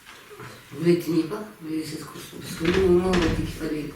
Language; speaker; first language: French; native; French